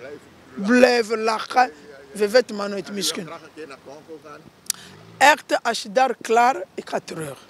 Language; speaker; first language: Dutch; non-native, learner; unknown